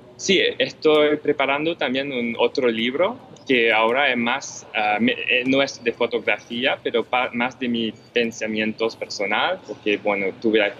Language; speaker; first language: Spanish; non-native, fluent; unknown